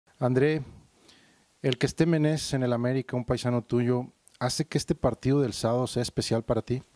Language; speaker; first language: Spanish; native; Spanish